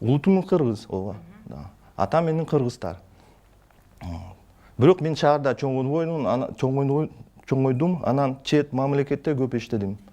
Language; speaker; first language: Kyrgyz; non-native, local second language; Russian